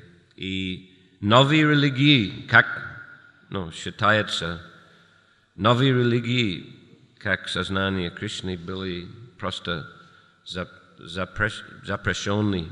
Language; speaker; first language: Russian; non-native, fluent; English